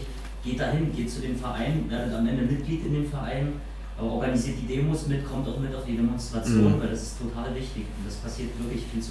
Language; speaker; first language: German; native; German